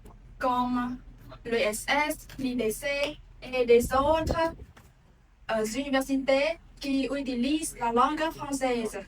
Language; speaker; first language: French; non-native, learner; Khmer